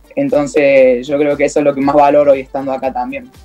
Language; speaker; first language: Spanish; native; Spanish